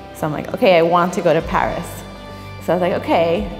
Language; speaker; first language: English; native; English